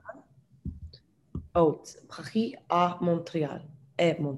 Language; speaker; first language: French; non-native, learner; English